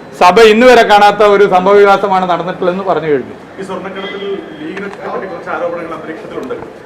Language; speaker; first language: Malayalam; native; Malayalam